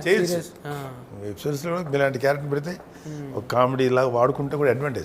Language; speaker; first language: Telugu; native; Telugu